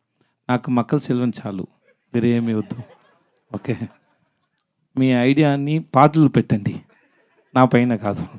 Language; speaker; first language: Telugu; non-native, learner; Tamil